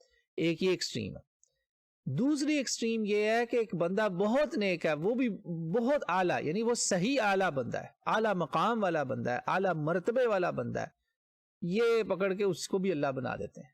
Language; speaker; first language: Urdu; native; Urdu